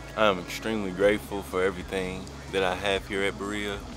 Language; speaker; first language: English; native; English